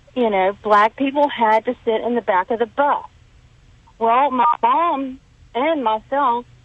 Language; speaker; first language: English; native; English